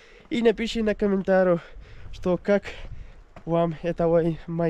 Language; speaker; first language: Russian; non-native, learner; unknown